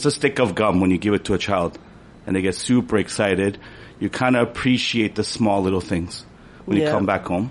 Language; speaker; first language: English; native; English